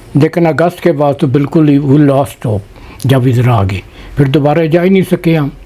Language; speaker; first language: Urdu; non-native, local second language; Punjabi